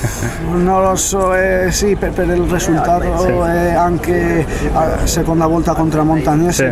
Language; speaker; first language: Italian; non-native, learner; Spanish